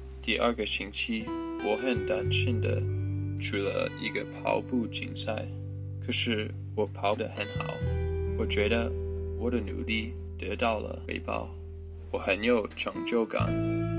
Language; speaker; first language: Chinese; non-native, learner; English